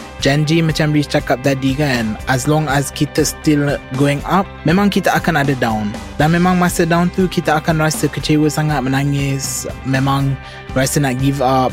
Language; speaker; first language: English; native; English